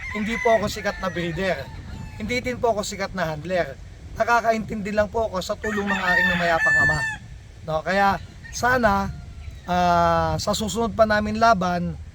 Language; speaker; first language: Filipino; native; Filipino